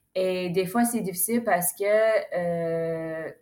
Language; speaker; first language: French; non-native, fluent; English